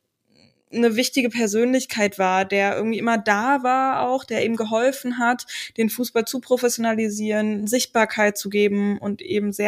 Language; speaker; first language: German; native; German